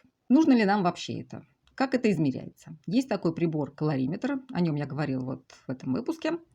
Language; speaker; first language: Russian; native; Russian